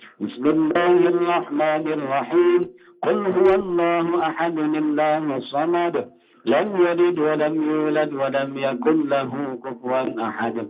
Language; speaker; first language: Arabic; non-native, fluent; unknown